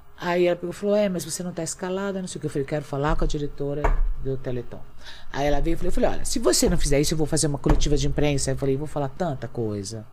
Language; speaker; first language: Portuguese; native; Portuguese